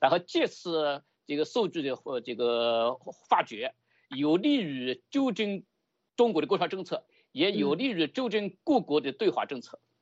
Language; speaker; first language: Chinese; native; Chinese